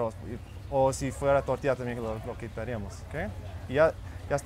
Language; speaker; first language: Spanish; early bilingual, heritage; Spanish